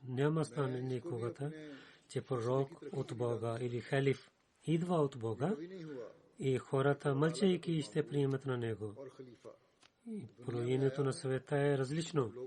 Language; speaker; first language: Bulgarian; non-native, learner; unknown